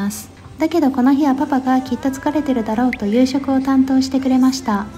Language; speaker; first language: Japanese; native; Japanese